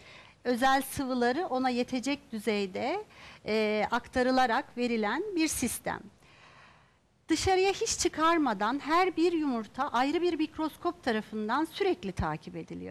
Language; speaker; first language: Turkish; native; Turkish